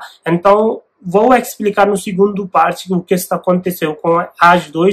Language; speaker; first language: Portuguese; non-native, learner; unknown